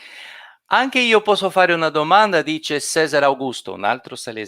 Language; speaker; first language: Italian; non-native, fluent; Portuguese